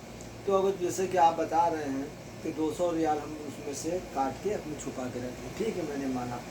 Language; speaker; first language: Hindi; native; Hindi